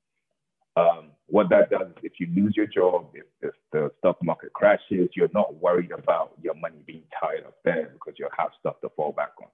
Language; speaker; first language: English; non-native, local second language; Yoruba